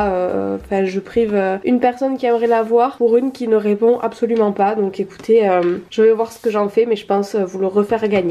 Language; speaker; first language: French; native; French